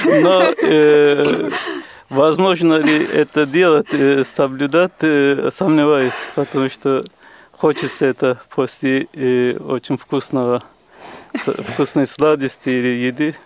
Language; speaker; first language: Russian; non-native, fluent; Turkish